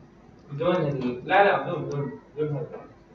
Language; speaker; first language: Arabic; native; Arabic